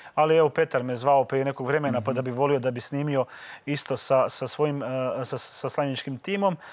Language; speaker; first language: Croatian; native; Croatian